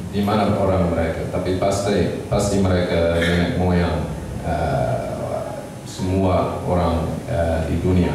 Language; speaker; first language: Indonesian; non-native, learner; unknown